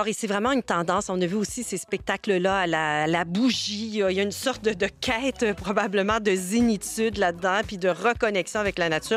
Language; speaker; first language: French; native; French